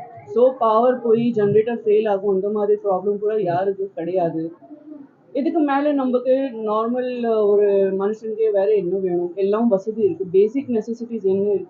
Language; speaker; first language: Tamil; non-native, learner; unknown